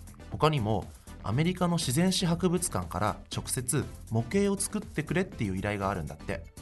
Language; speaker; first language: Japanese; native; Japanese